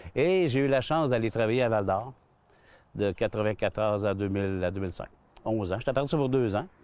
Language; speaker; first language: French; native; French